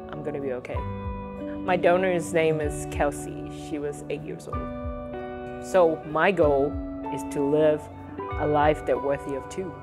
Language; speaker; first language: English; non-native, fluent; Chinese